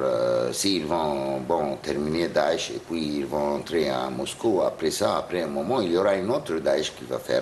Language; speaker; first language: French; non-native, fluent; Arabic